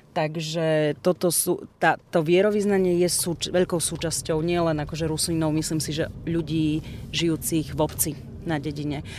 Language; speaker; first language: Slovak; native; Slovak